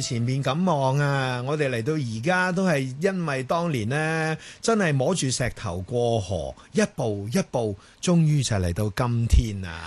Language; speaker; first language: Cantonese; native; Cantonese